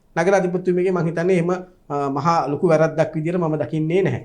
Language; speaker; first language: Sinhala; native; Sinhala